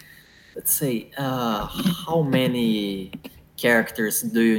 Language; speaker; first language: English; non-native, fluent; Portuguese